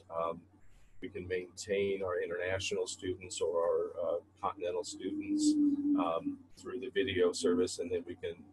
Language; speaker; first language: English; native; English